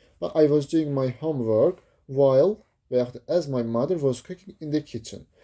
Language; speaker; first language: English; non-native, fluent; Azerbaijani